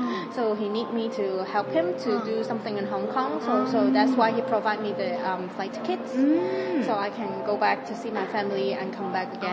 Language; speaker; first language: English; non-native, fluent; Cantonese